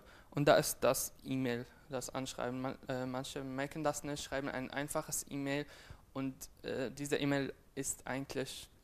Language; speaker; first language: German; non-native, fluent; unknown